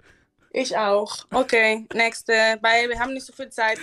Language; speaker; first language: German; non-native, learner; Spanish